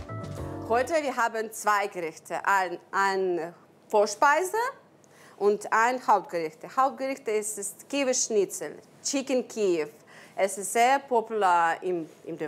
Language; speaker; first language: German; non-native, learner; Ukrainian